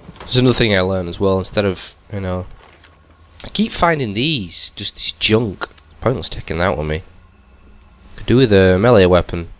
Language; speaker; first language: English; native; English